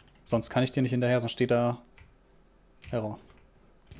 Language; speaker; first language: German; native; German